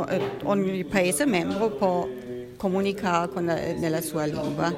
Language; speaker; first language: Italian; non-native, fluent; German